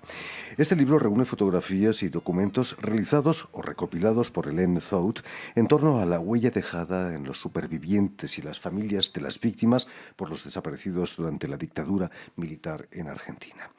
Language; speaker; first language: Spanish; native; Spanish